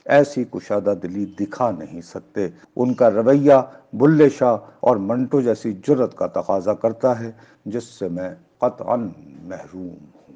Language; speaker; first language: Urdu; non-native, local second language; Punjabi